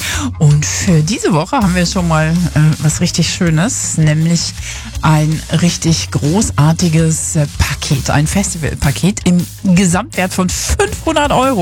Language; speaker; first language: German; native; German